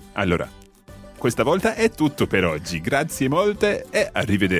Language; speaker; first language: Italian; non-native, fluent; English